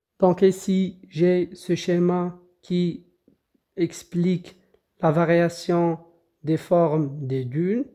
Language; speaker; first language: French; non-native, local second language; Arabic